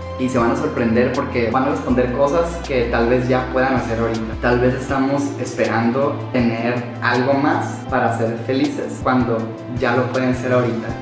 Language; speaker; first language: Spanish; native; Spanish